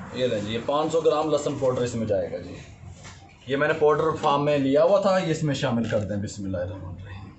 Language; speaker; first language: Urdu; non-native, local second language; Punjabi